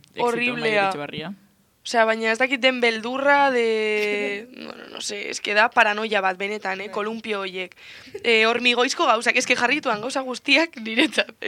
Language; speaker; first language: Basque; non-native, local second language; Spanish